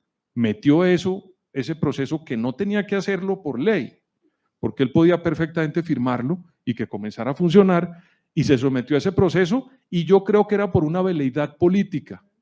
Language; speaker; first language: Spanish; native; Spanish